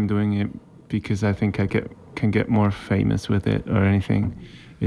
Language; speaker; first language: English; non-native, fluent; Swiss German